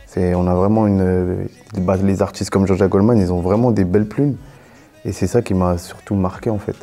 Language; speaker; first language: French; native; French